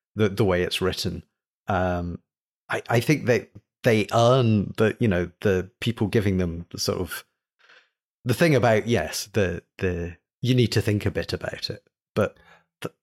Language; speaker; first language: English; native; English